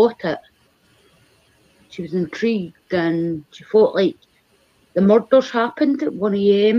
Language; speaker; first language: English; native; English